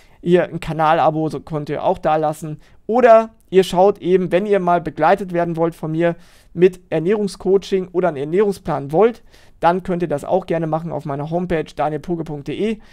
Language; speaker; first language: German; native; German